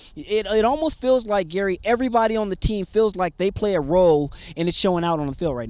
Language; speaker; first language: English; native; English